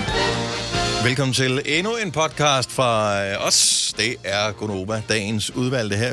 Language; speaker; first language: Danish; native; Danish